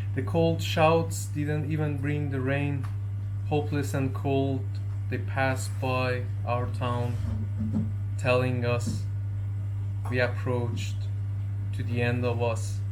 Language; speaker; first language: English; non-native, fluent; Persian